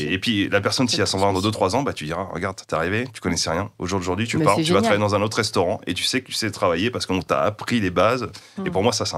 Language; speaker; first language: French; native; French